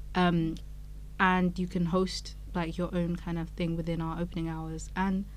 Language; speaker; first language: English; non-native, local second language; Yoruba